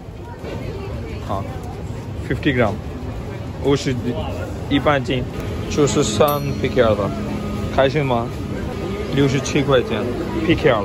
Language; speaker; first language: Chinese; non-native, learner; Urdu